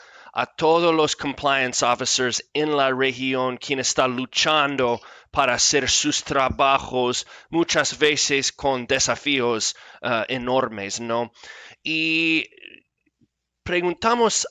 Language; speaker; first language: Spanish; non-native, fluent; English